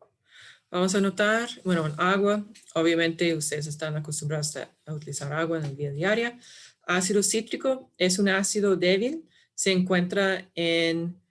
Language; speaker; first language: Spanish; non-native, fluent; English